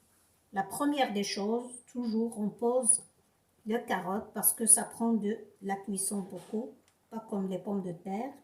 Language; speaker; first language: French; non-native, local second language; Arabic